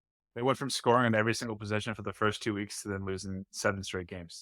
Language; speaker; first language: English; native; English